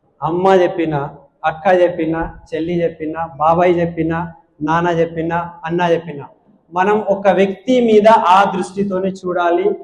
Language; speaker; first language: Telugu; non-native, local second language; Hindi